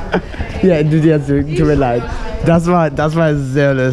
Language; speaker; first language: German; non-native, learner; English